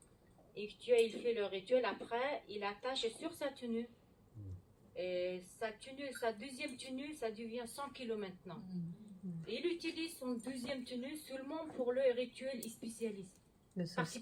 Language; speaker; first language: French; non-native, learner; Mongolian